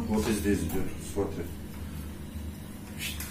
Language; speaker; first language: Russian; non-native, learner; Turkish